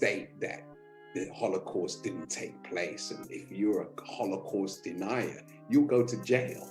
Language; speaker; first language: English; native; English